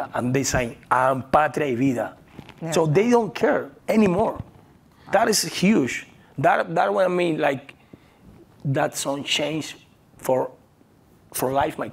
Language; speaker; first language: English; non-native, learner; Spanish